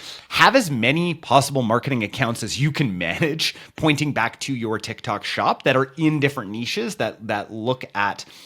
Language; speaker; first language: English; native; English